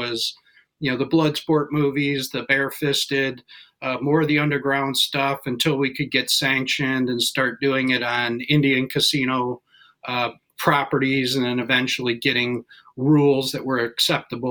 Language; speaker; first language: English; native; English